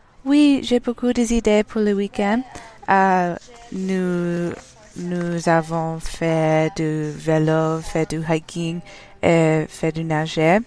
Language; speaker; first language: French; non-native, learner; English